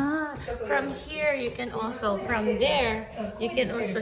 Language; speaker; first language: English; non-native, learner; Japanese